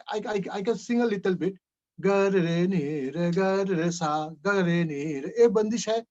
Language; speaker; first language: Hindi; non-native, local second language; Bangla